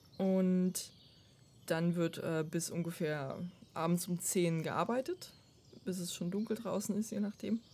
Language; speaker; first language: German; non-native, fluent; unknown